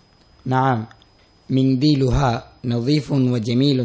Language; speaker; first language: Arabic; non-native, learner; Bangla